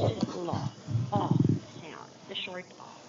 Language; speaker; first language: English; non-native, fluent; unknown